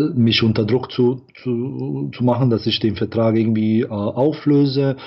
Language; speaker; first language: German; non-native, fluent; Bosnian